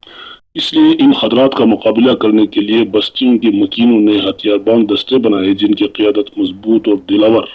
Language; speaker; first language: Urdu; non-native, local second language; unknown